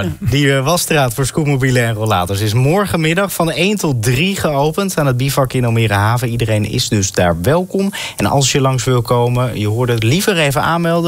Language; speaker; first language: Dutch; native; Dutch